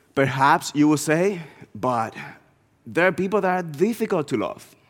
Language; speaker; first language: English; non-native, fluent; Spanish